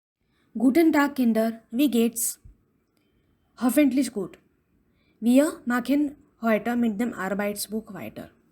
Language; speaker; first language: German; non-native, fluent; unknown